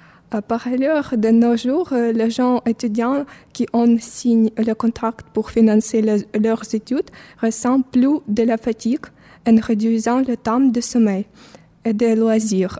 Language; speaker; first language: French; non-native, fluent; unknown